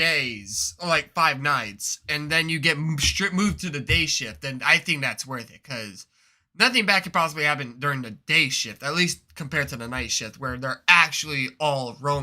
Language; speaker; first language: English; native; English